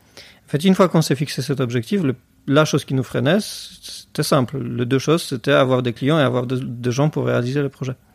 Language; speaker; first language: French; non-native, fluent; Polish